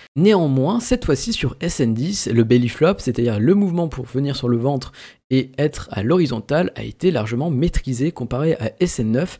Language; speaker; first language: French; native; French